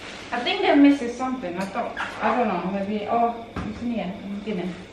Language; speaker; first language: English; non-native, learner; Indonesian